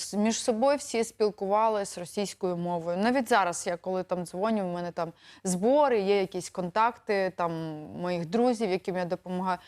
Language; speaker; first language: Ukrainian; native; Ukrainian